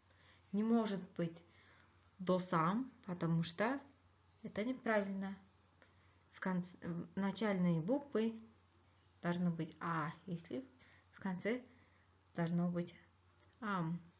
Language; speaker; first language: Russian; non-native, local second language; Kyrgyz